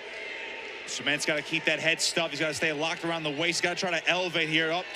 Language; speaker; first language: English; native; English